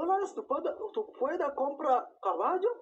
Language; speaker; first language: Spanish; non-native, learner; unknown